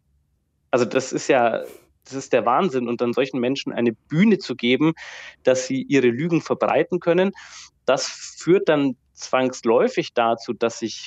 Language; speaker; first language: German; native; German